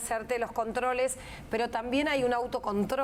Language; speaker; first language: Spanish; native; Spanish